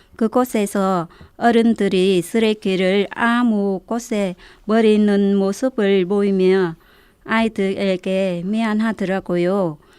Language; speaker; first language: Korean; non-native, fluent; Vietnamese